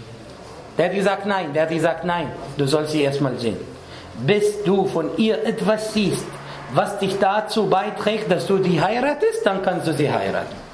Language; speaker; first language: German; non-native, fluent; Arabic